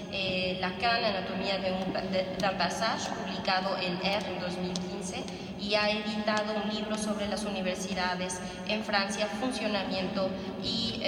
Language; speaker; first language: Spanish; native; Spanish